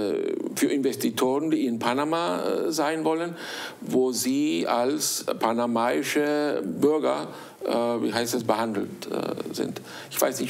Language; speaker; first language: German; early bilingual, heritage; German